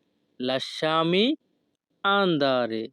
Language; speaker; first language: Italian; non-native, fluent; Bangla